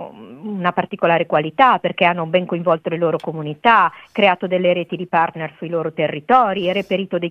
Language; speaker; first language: Italian; native; Italian